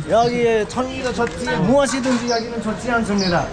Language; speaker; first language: Korean; non-native, learner; Nepali